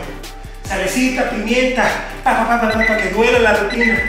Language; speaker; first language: Spanish; native; Spanish